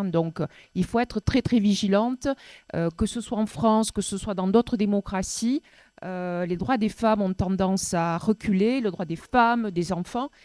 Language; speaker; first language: French; native; French